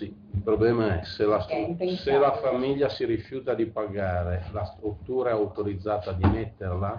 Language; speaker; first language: Italian; native; Italian